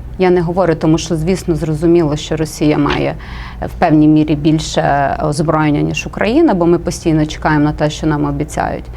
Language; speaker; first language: Ukrainian; native; Ukrainian